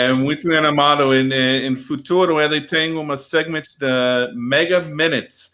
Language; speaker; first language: Portuguese; non-native, learner; English